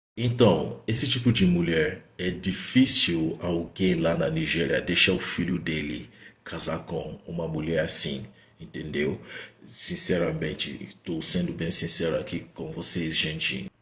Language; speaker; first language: Portuguese; non-native, fluent; Igbo